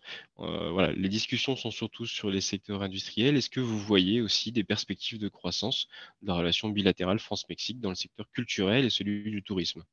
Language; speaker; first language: French; native; French